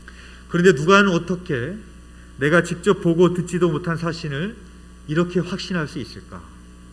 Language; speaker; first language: Korean; native; Korean